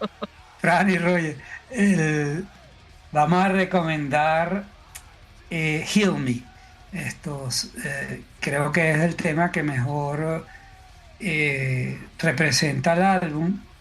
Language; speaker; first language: Spanish; native; Spanish